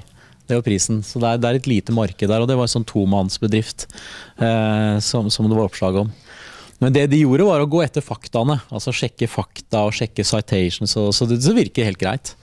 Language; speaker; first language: Norwegian; native; Norwegian